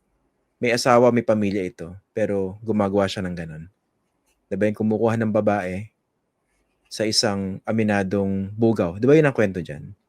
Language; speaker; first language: Filipino; native; Filipino